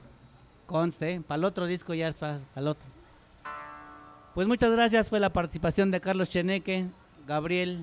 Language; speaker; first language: Spanish; native; Spanish